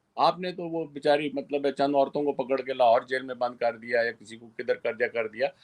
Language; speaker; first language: Urdu; non-native, local second language; Sindhi